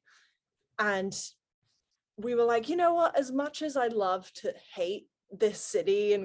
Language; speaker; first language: English; native; English